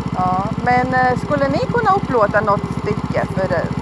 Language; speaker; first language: Swedish; non-native, fluent; Latvian